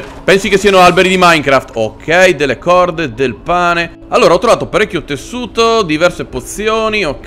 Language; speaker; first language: Italian; native; Italian